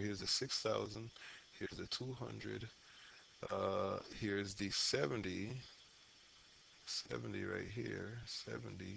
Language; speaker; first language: English; native; English